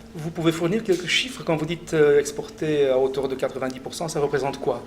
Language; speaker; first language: French; non-native, fluent; Romanian